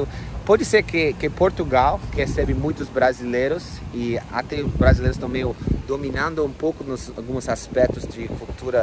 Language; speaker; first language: Portuguese; non-native, fluent; English